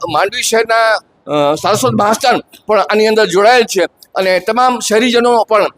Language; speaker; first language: Gujarati; native; Gujarati